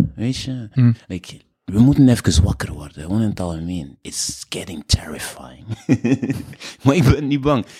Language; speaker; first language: Dutch; non-native, fluent; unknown